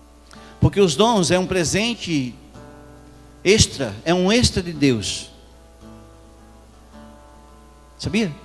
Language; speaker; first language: Portuguese; native; Portuguese